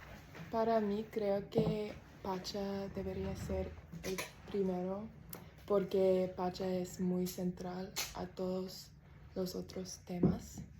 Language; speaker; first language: Spanish; non-native, learner; English